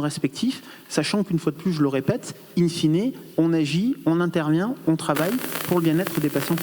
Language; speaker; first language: French; native; French